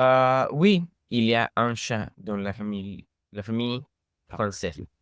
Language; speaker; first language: French; non-native, learner; English